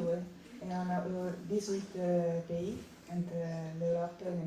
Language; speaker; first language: French; non-native, learner; Italian